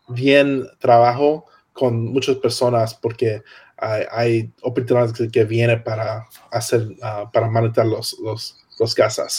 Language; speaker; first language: Spanish; non-native, learner; English